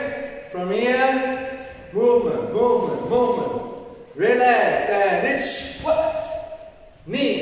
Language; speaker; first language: English; non-native, learner; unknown